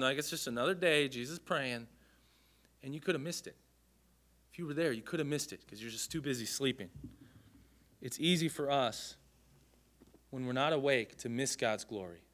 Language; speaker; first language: English; native; English